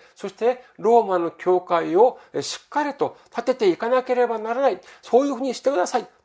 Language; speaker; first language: Japanese; non-native, fluent; Korean